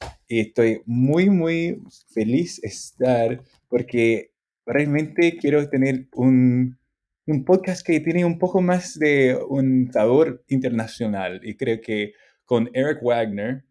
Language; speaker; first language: Spanish; non-native, fluent; English